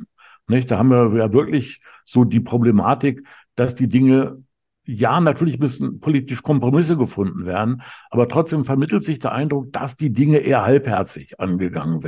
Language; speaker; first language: German; native; German